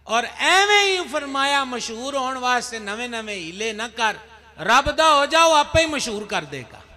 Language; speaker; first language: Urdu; non-native, local second language; Punjabi